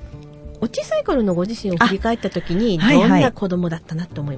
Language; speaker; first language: Japanese; native; Japanese